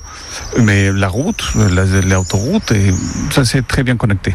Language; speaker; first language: French; non-native, fluent; Spanish